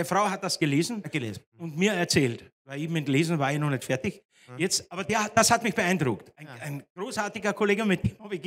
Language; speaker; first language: German; native; German